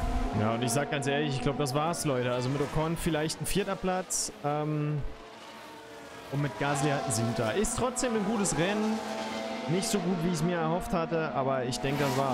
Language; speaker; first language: German; native; German